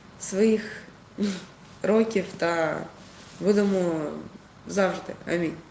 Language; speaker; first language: Ukrainian; non-native, local second language; Russian